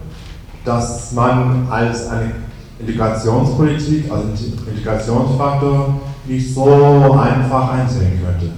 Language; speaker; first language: German; non-native, fluent; English